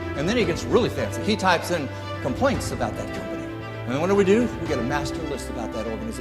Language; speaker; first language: English; native; English